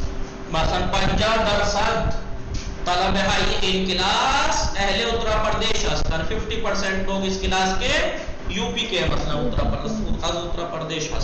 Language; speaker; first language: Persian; non-native, fluent; Urdu